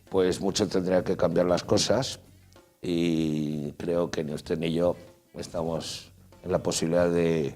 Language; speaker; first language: Spanish; native; Spanish